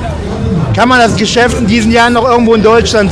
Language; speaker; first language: German; native; German